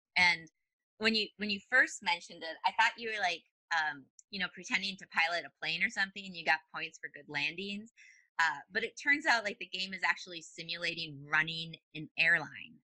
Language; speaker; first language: English; native; English